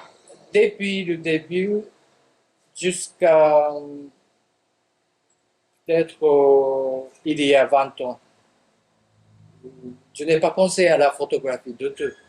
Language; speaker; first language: French; non-native, fluent; Japanese